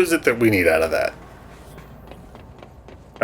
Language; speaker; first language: English; native; English